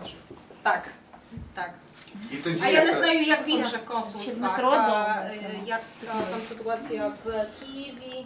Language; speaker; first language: Ukrainian; non-native, fluent; Polish